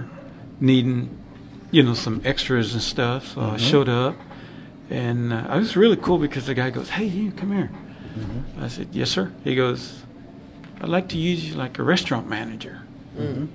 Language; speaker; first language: English; native; English